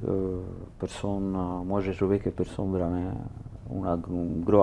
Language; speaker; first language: French; non-native, learner; Italian